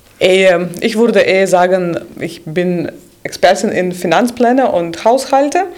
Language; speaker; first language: German; non-native, fluent; Russian